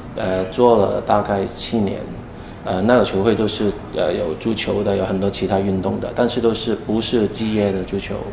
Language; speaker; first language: Chinese; non-native, fluent; Cantonese